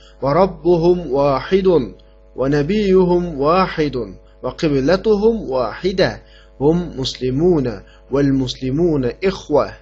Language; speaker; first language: Arabic; non-native, fluent; Uyghur